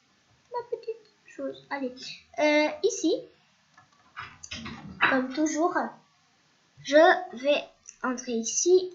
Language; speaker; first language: French; non-native, fluent; Spanish